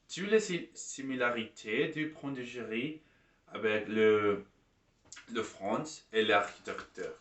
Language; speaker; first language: French; non-native, learner; English